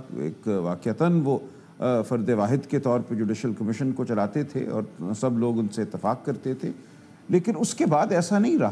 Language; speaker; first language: Urdu; native; Urdu